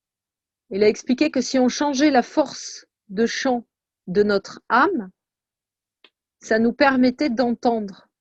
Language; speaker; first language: French; native; French